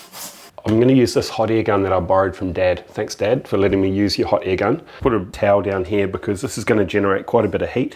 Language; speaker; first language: English; native; English